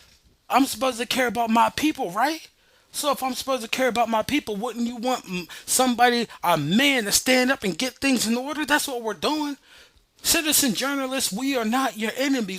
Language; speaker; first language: English; native; English